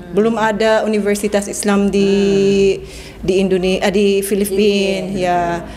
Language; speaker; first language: Indonesian; non-native, fluent; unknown